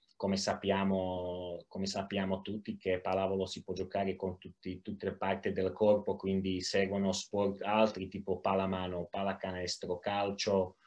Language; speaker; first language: Italian; non-native, learner; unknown